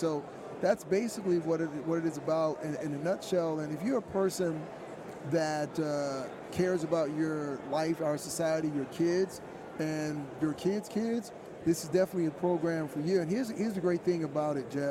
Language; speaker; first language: English; native; English